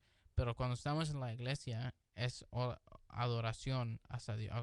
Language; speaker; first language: Spanish; early bilingual, heritage; Spanish